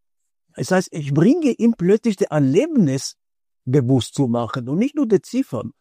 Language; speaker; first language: German; non-native, fluent; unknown